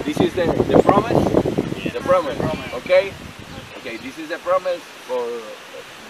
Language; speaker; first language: English; non-native, learner; Spanish